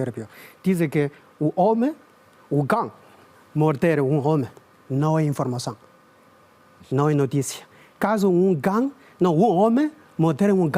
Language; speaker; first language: Portuguese; non-native, learner; Chinese